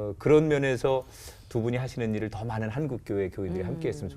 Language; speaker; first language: Korean; native; Korean